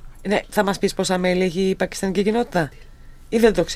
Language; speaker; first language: Greek; native; Greek